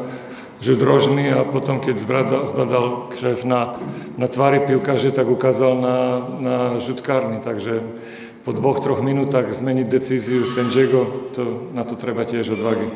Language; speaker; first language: Polish; non-native, learner; Slovak